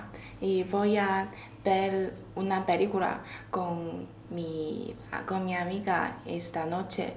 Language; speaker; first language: Spanish; non-native, learner; Chinese